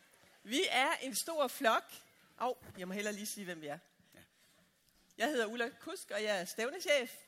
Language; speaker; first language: Danish; native; Danish